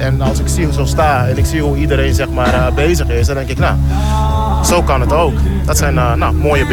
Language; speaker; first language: Dutch; native; Dutch